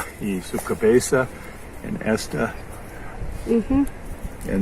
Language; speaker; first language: Spanish; non-native, learner; English